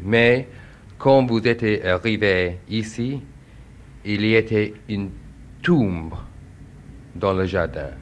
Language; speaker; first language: French; non-native, learner; English